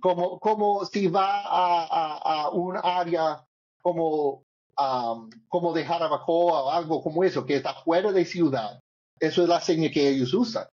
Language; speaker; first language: Spanish; non-native, learner; English